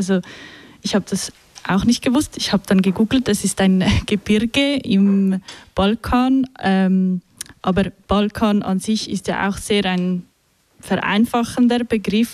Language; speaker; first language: German; native; German